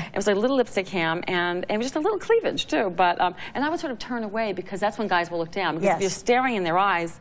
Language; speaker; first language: English; native; English